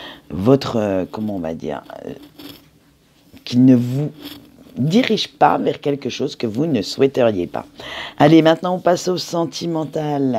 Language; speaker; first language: French; native; French